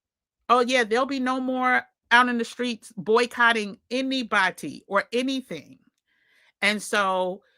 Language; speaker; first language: English; native; English